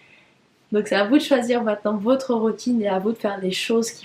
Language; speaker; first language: French; native; French